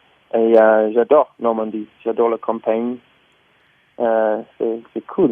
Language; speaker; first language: French; non-native, learner; English